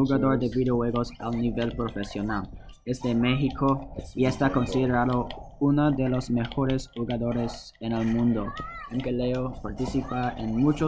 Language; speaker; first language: Spanish; non-native, learner; English